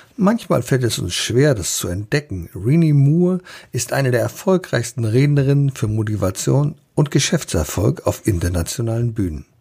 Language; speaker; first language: German; native; German